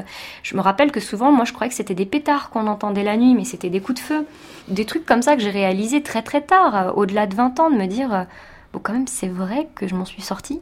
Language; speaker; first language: French; early bilingual, other home language; Tamil